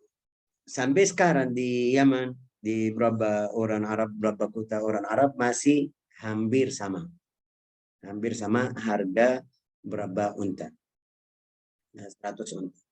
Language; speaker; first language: Indonesian; non-native, fluent; Arabic